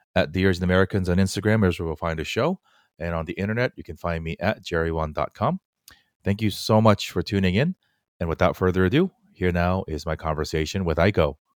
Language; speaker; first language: English; early bilingual, other home language; Korean